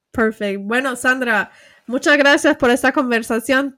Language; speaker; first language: Spanish; early bilingual, heritage; Spanish